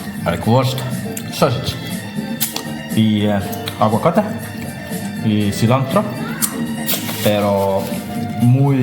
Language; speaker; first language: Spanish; non-native, learner; Estonian